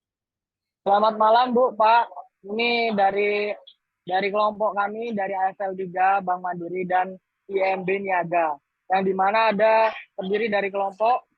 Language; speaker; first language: Indonesian; native; Indonesian